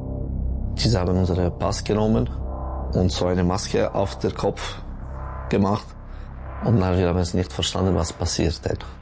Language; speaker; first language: German; non-native, learner; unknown